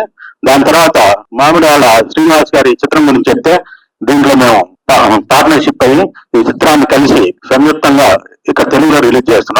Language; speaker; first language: Telugu; native; Telugu